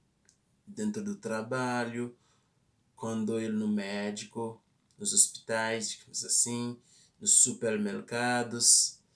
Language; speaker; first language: Portuguese; non-native, fluent; Haitian Creole